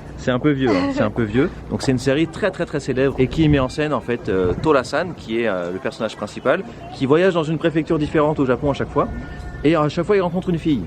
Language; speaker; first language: French; native; French